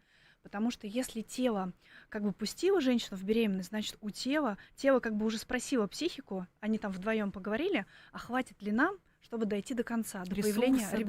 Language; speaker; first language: Russian; native; Russian